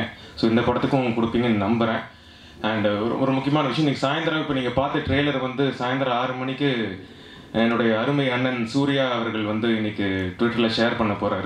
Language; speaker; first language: Tamil; native; Tamil